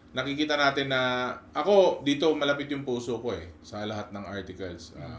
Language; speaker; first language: Filipino; non-native, local second language; Iloko